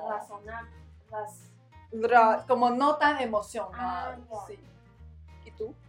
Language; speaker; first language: Spanish; non-native, learner; Chinese